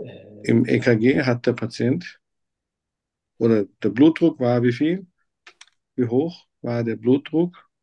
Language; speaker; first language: German; non-native, fluent; Turkish